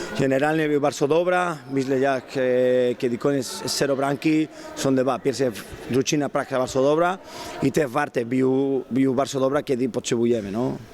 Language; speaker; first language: Polish; non-native, learner; Spanish